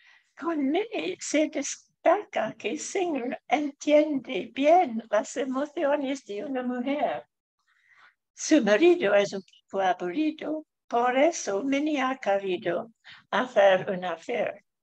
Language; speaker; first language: Spanish; non-native, fluent; English